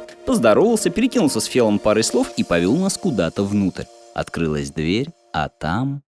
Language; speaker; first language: Russian; native; Russian